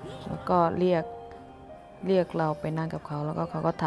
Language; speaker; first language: Thai; non-native, local second language; Akha